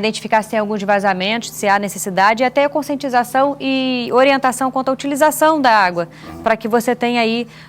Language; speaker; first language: Portuguese; native; Portuguese